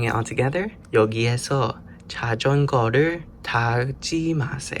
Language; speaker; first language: Korean; non-native, learner; English